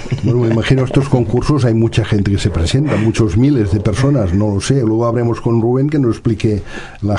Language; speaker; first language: Spanish; non-native, local second language; Catalan